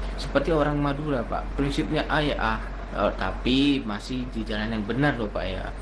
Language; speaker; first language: Indonesian; non-native, local second language; Madurese